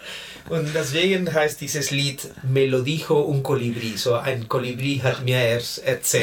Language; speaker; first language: German; non-native, learner; Spanish